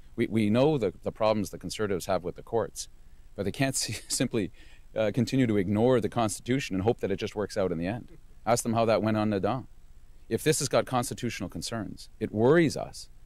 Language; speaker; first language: English; native; English